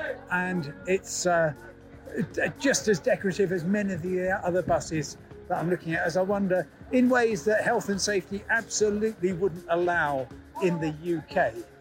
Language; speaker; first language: English; native; English